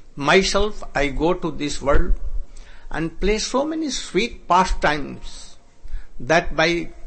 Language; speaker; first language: English; non-native, local second language; Hindi